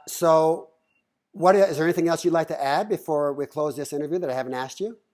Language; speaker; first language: English; native; English